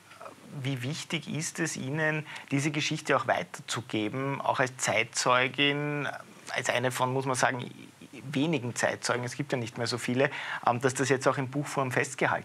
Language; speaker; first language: German; native; German